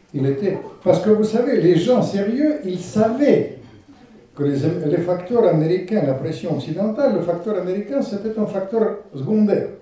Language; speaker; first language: French; non-native, fluent; Russian